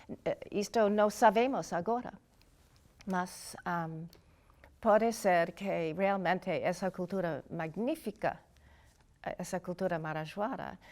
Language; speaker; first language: Portuguese; non-native, fluent; English